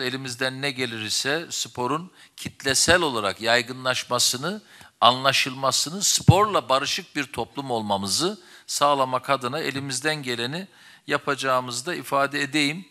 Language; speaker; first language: Turkish; native; Turkish